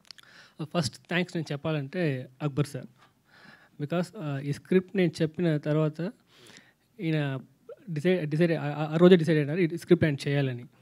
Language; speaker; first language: Telugu; non-native, fluent; Tamil